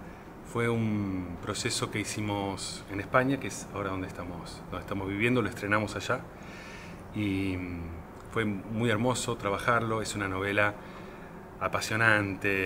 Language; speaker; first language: Spanish; native; Spanish